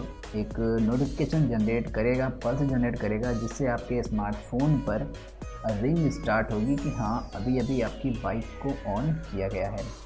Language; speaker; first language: Hindi; native; Hindi